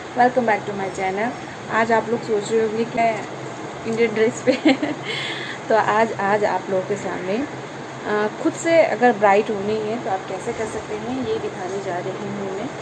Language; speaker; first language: Hindi; non-native, local second language; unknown